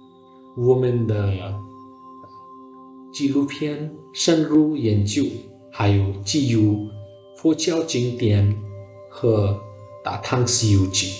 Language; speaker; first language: Chinese; non-native, learner; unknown